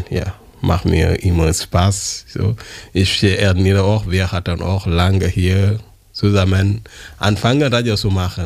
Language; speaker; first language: German; non-native, learner; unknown